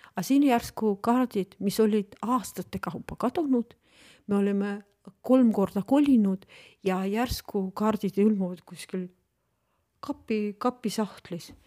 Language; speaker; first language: Estonian; non-native, local second language; Russian